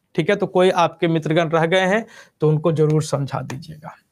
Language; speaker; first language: Hindi; native; Hindi